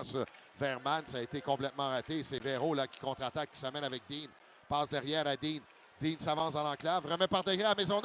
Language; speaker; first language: French; native; French